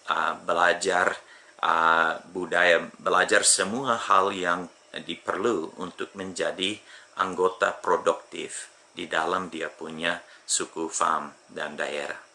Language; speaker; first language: Indonesian; non-native, fluent; English